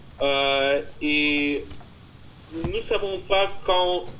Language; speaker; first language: French; non-native, fluent; Russian